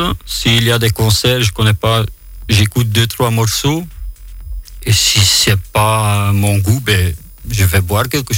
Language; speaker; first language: French; non-native, local second language; Dutch